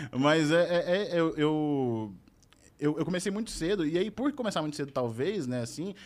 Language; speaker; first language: Portuguese; native; Portuguese